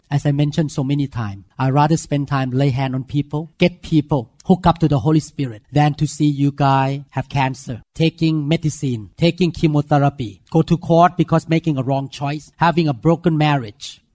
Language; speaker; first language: English; non-native, fluent; Thai